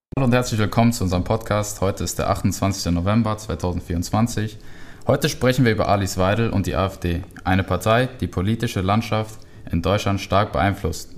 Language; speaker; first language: German; early bilingual, other home language; Spanish